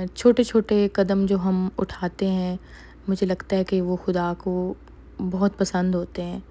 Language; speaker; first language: Urdu; native; Urdu